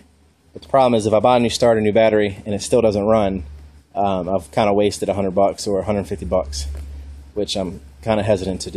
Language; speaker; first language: English; native; English